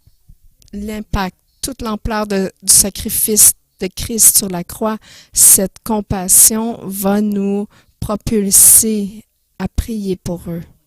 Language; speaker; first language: French; non-native, fluent; English